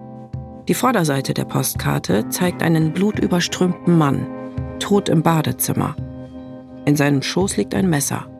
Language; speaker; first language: German; native; German